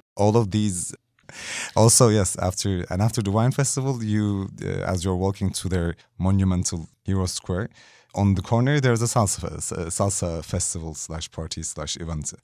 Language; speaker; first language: English; non-native, fluent; Turkish